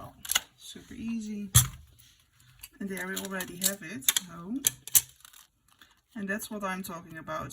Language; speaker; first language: English; non-native, fluent; Dutch